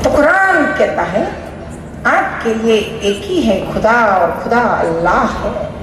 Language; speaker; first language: Hindi; non-native, local second language; Telugu